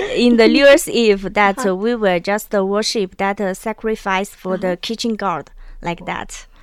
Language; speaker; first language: English; non-native, learner; Chinese